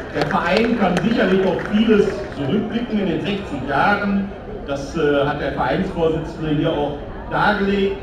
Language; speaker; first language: German; native; German